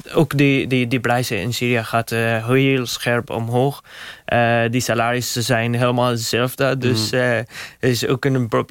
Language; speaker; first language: Dutch; non-native, learner; Arabic